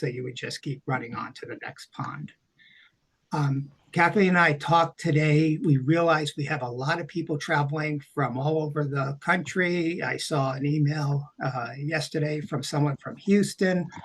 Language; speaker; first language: English; native; English